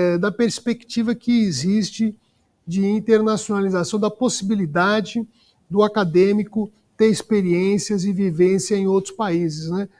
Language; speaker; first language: Portuguese; native; Portuguese